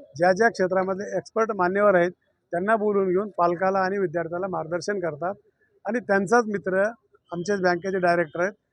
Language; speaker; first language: Marathi; native; Marathi